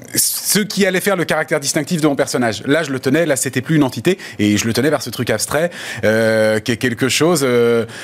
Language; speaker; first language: French; native; French